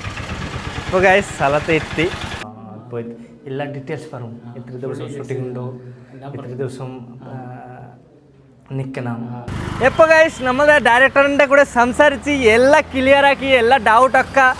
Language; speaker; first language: Malayalam; non-native, learner; Bangla